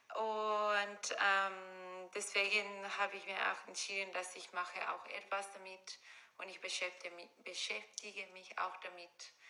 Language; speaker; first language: German; non-native, fluent; Spanish